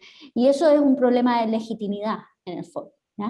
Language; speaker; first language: Spanish; native; Spanish